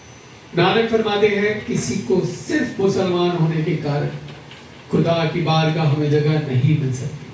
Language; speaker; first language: Hindi; native; Hindi